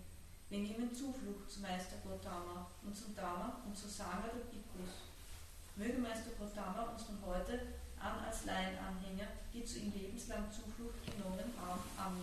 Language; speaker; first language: German; native; German